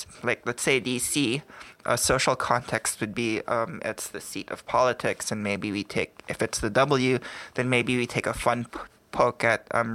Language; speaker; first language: English; non-native, local second language; Filipino